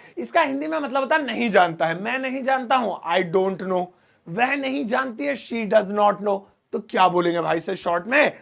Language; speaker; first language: Hindi; native; Hindi